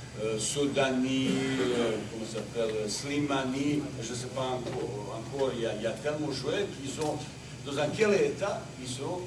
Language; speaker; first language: French; non-native, learner; Bosnian